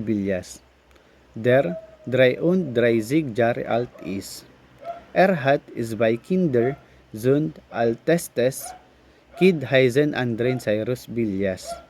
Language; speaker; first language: German; non-native, learner; Filipino